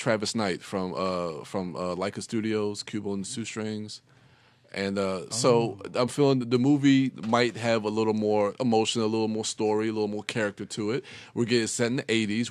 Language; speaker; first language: English; native; English